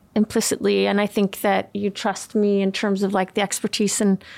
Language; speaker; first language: English; early bilingual, other home language; Swedish